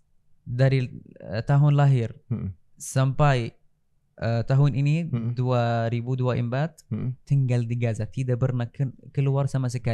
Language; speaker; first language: Indonesian; non-native, fluent; Arabic